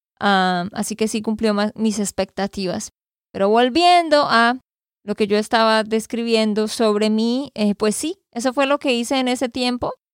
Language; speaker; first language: Spanish; native; Spanish